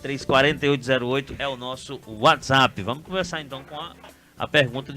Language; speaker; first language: Portuguese; native; Portuguese